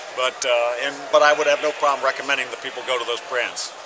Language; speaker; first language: English; native; English